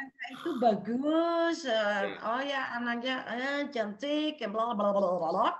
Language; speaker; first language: Indonesian; non-native, local second language; Javanese